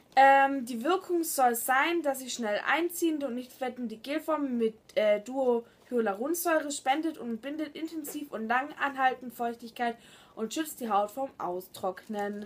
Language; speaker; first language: German; native; German